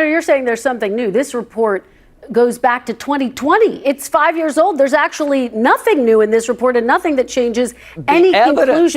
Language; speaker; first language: English; native; English